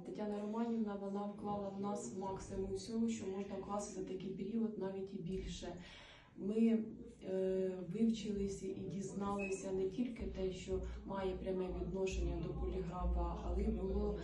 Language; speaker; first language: Ukrainian; native; Ukrainian